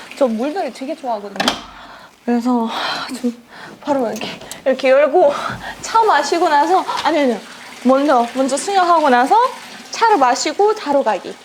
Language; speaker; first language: Korean; non-native, fluent; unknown